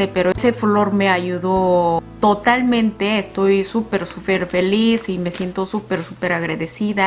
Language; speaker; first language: Spanish; non-native, learner; Korean